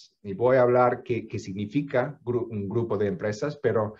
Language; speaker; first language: Spanish; non-native, fluent; English